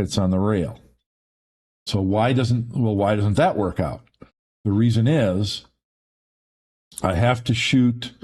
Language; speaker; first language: English; native; English